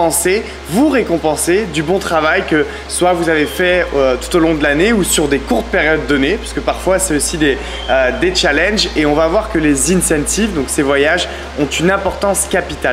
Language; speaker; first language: French; native; French